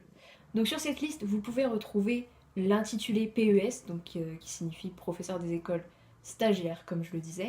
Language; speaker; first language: French; native; French